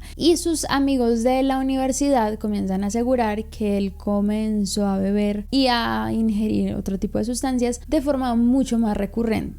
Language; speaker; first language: Spanish; native; Spanish